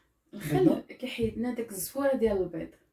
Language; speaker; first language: Arabic; native; Arabic